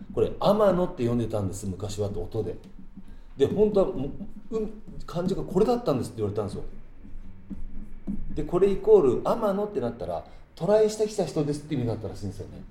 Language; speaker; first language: Japanese; native; Japanese